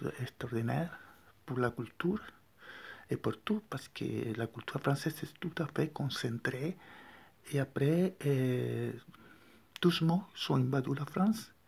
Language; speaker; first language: French; non-native, learner; Spanish